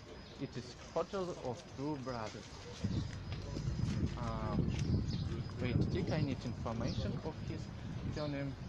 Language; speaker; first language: English; non-native, learner; Russian